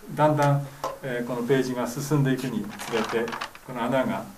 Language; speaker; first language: Japanese; native; Japanese